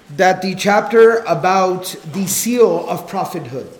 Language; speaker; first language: English; native; English